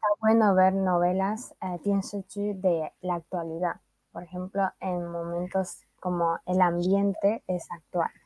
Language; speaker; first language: Spanish; non-native, fluent; Chinese